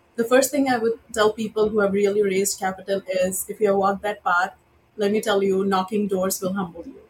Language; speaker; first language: English; non-native, local second language; Marathi